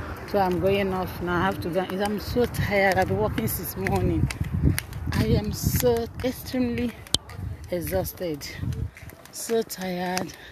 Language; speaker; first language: English; non-native, local second language; Igbo